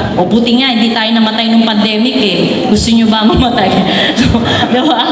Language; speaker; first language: Filipino; native; Filipino